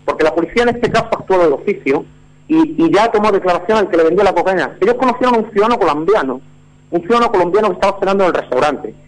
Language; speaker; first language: Spanish; native; Spanish